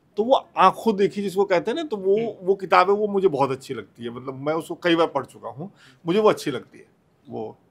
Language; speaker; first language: Hindi; non-native, local second language; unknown